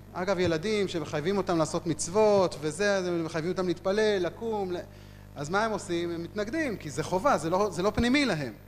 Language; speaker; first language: Hebrew; native; Hebrew